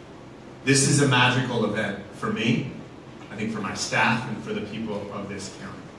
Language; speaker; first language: English; native; English